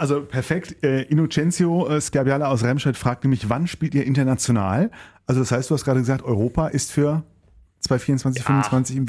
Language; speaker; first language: German; native; German